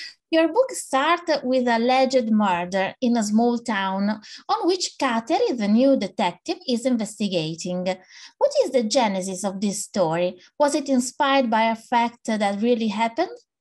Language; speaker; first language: English; non-native, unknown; Italian